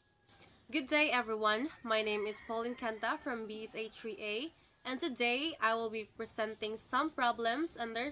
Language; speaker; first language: English; non-native, local second language; Cebuano